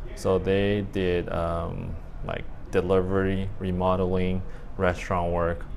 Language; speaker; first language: English; early bilingual, other home language; Chinese